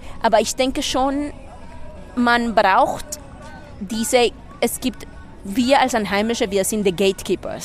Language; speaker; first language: German; non-native, fluent; Spanish